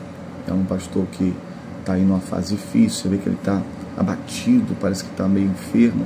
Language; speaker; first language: Portuguese; native; Portuguese